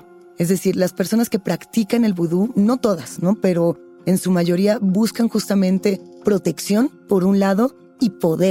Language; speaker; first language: Spanish; native; Spanish